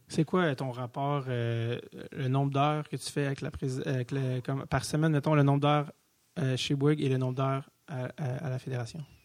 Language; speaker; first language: French; native; French